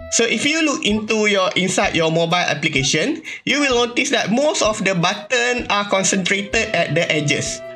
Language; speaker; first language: English; non-native, local second language; Malay